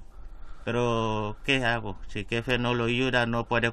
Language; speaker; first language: Spanish; non-native, learner; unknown